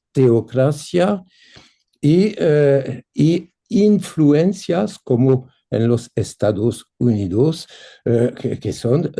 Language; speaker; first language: Spanish; non-native, fluent; French